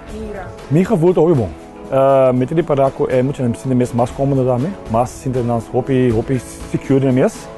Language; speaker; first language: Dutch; non-native, local second language; Papiamento